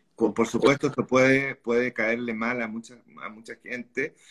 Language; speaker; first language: Spanish; native; Spanish